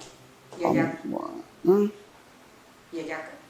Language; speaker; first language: Spanish; early bilingual, other home language; Greek